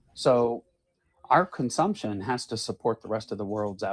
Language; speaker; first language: English; native; English